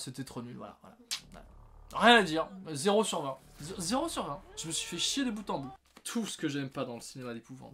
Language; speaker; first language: French; native; French